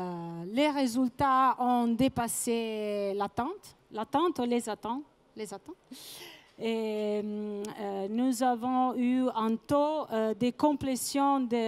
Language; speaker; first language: French; non-native, fluent; Italian